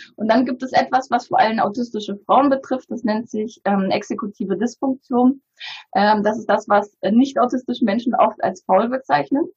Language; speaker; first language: German; early bilingual, other home language; Bulgarian